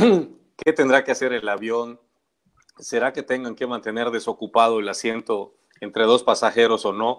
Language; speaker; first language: Spanish; native; Spanish